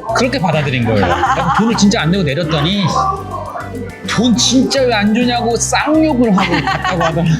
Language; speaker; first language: Korean; native; Korean